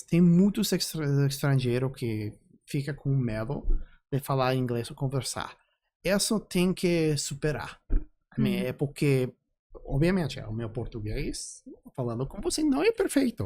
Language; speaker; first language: Portuguese; non-native, fluent; English